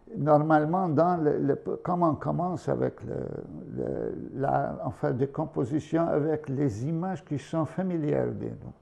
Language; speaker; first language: French; non-native, fluent; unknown